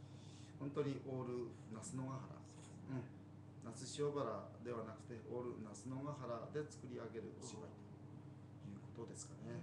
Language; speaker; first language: Japanese; native; Japanese